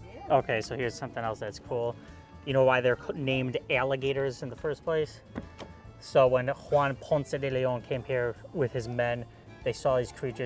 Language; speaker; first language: English; native; English